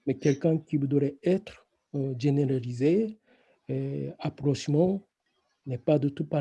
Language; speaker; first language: French; non-native, fluent; Japanese